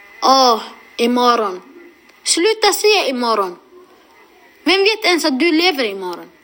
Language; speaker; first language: Swedish; non-native, local second language; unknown